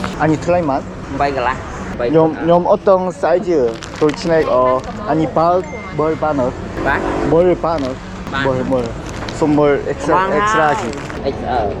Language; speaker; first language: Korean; native; Korean